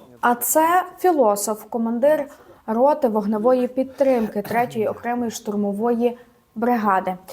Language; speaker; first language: Ukrainian; native; Ukrainian